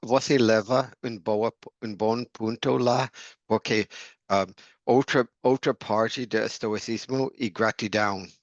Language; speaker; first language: Portuguese; non-native, learner; English